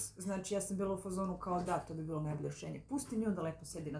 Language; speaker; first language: Serbian; native; Serbian